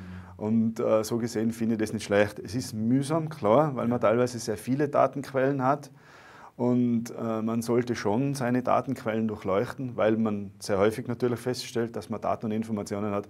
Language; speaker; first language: German; native; German